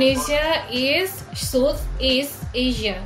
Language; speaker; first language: English; non-native, learner; Indonesian